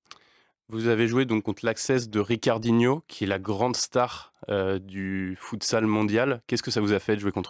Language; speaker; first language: French; native; French